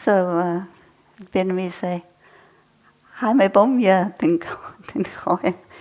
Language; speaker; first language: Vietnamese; non-native, fluent; English